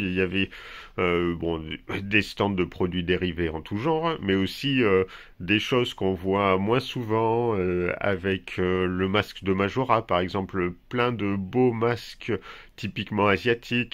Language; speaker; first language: French; native; French